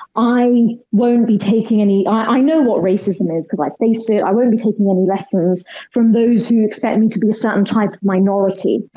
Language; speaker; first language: English; native; English